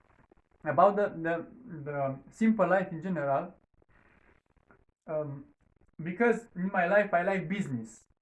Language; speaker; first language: English; non-native, learner; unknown